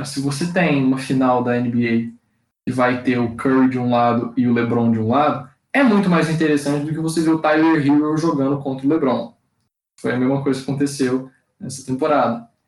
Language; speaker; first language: Portuguese; native; Portuguese